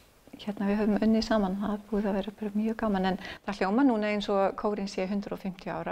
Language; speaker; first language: Icelandic; non-native, fluent; English